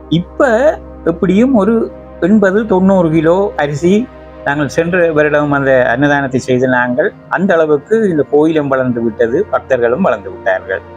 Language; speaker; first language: Tamil; native; Tamil